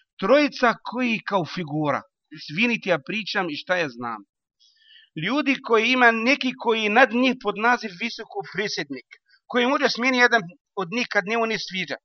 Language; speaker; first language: Bosnian; non-native, learner; Arabic